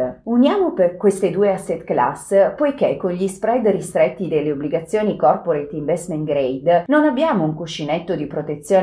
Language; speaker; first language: Italian; native; Italian